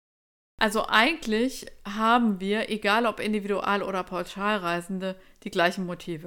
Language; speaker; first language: German; native; German